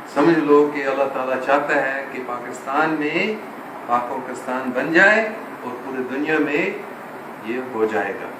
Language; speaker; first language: Hindi; non-native, local second language; English